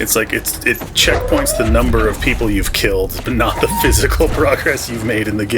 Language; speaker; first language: English; native; English